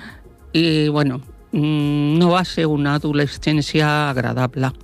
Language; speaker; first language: Catalan; non-native, local second language; Spanish